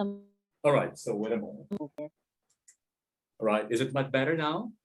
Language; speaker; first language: English; non-native, fluent; Portuguese